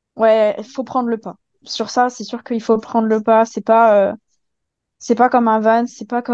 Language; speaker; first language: French; native; French